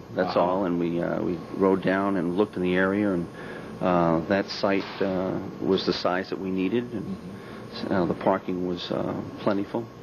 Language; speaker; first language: English; native; English